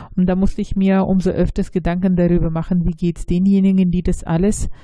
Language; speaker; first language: German; early bilingual, other home language; Russian